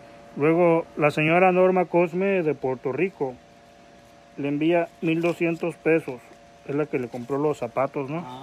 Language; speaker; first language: Spanish; native; Spanish